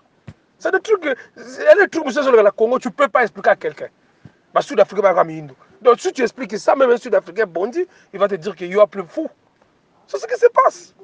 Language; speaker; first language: French; non-native, local second language; Lingala